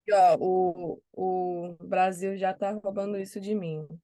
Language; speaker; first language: Portuguese; non-native, fluent; English